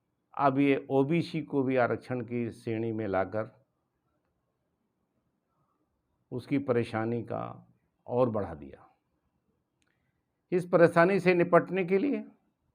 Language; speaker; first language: Hindi; native; Hindi